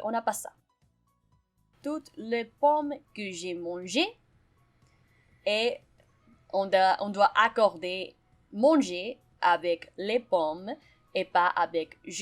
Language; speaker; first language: French; non-native, fluent; Spanish